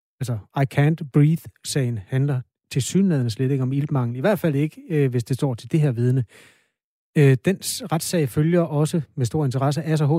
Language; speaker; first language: Danish; native; Danish